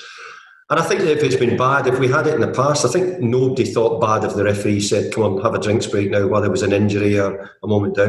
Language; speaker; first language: English; native; English